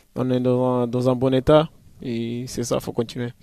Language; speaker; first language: French; non-native, fluent; Portuguese